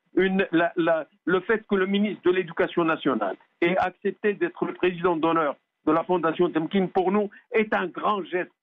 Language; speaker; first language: French; non-native, local second language; Arabic